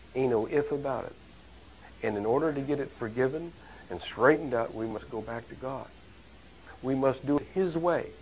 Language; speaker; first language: English; native; English